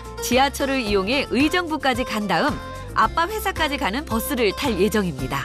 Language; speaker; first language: Korean; native; Korean